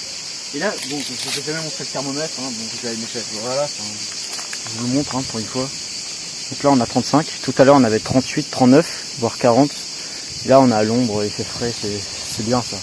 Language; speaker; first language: French; native; French